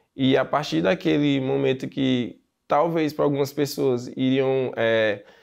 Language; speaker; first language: Portuguese; native; Portuguese